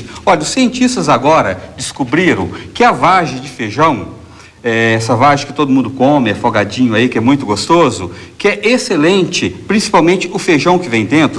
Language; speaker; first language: Portuguese; native; Portuguese